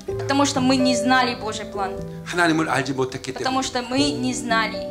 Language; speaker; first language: Russian; non-native, learner; Korean